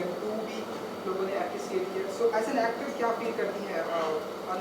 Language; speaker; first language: Hindi; native; Hindi